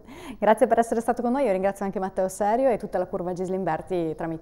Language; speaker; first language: Italian; native; Italian